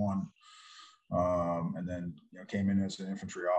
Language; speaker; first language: English; native; English